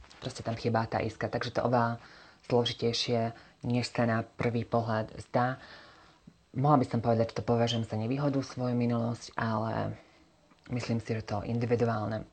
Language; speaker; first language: Slovak; native; Slovak